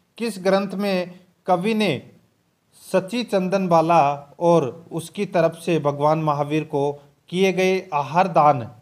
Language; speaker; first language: Hindi; native; Hindi